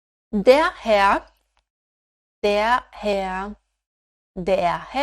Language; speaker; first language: German; non-native, fluent; Portuguese